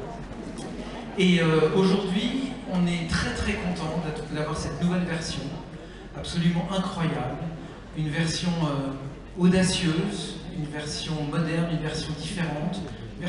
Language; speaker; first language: French; native; French